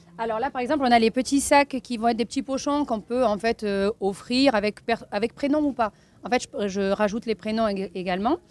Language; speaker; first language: French; native; French